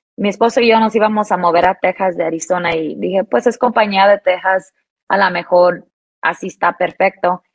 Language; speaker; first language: Spanish; early bilingual, heritage; Spanish